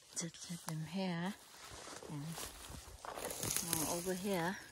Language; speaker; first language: English; non-native, learner; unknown